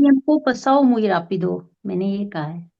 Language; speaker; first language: Spanish; non-native, learner; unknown